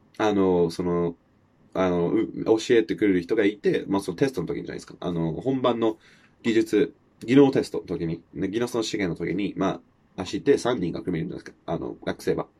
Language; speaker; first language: Japanese; non-native, fluent; English